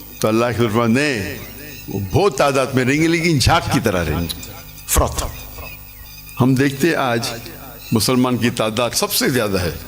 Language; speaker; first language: Urdu; non-native, local second language; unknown